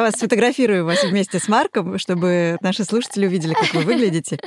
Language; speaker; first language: Russian; native; Russian